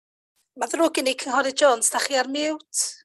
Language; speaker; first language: Welsh; native; Welsh